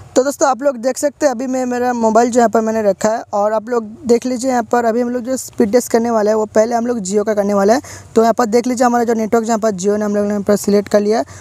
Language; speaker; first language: Hindi; non-native, local second language; Bangla